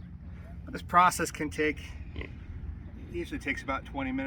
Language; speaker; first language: English; native; English